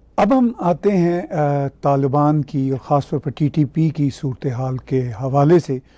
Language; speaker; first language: Urdu; native; Urdu